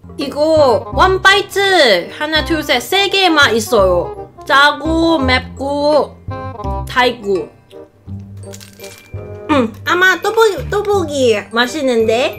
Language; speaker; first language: Korean; non-native, learner; Cantonese